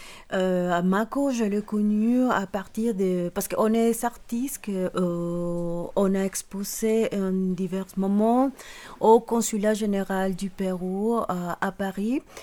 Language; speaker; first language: French; non-native, fluent; Spanish